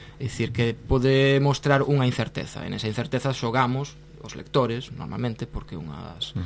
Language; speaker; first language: Galician; non-native, local second language; Spanish